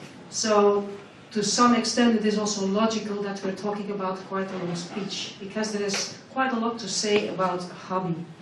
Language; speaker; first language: English; non-native, fluent; Dutch